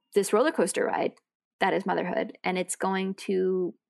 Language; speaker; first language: English; native; English